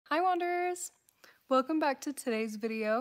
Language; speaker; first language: English; native; English